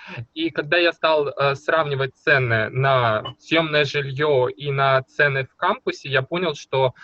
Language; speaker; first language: Russian; native; Russian